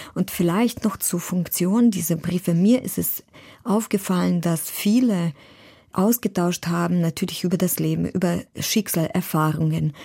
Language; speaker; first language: German; non-native, fluent; Ukrainian